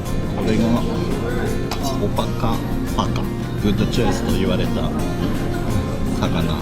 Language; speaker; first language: Japanese; native; Japanese